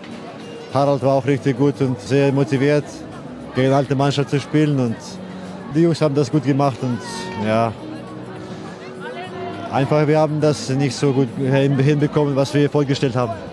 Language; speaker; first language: German; non-native, fluent; Icelandic